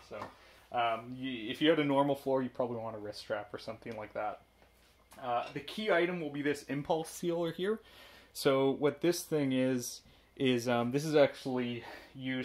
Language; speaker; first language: English; native; English